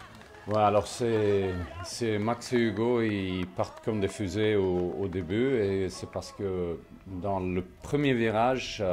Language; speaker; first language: French; non-native, fluent; Swedish